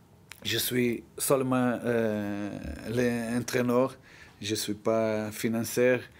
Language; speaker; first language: French; non-native, learner; Portuguese